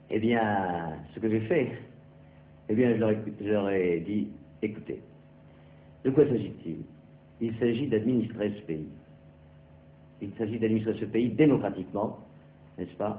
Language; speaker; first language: French; native; French